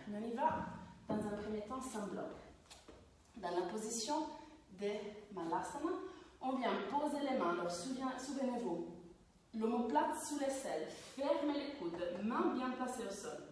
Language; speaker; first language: French; non-native, fluent; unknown